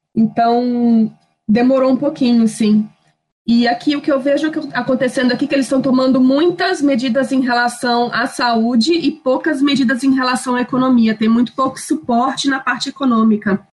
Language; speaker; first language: Portuguese; native; Portuguese